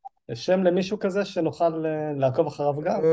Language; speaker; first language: Hebrew; native; Hebrew